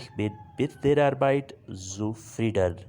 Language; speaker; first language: German; non-native, fluent; Urdu